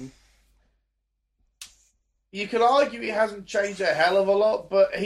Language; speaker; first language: English; native; English